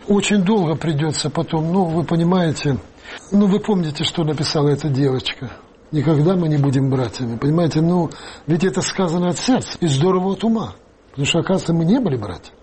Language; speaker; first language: Russian; non-native, local second language; Ukrainian